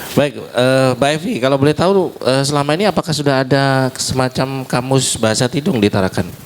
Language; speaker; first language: Indonesian; native; Indonesian